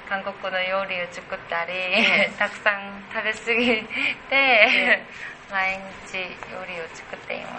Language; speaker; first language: Japanese; non-native, learner; Korean